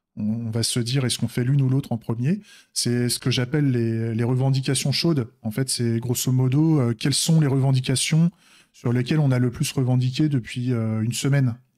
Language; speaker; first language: French; native; French